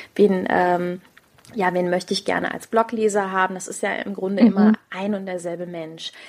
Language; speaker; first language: German; native; German